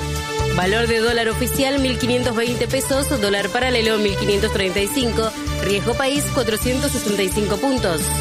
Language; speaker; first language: Spanish; native; Spanish